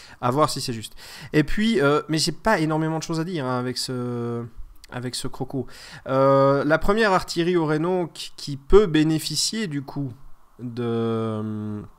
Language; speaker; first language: French; native; French